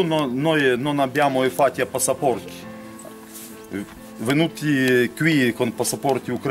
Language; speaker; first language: Italian; non-native, learner; Ukrainian